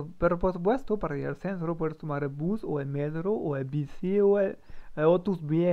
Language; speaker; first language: Spanish; non-native, learner; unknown